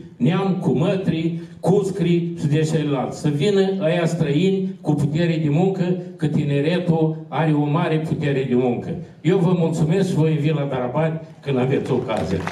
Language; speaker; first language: Romanian; native; Romanian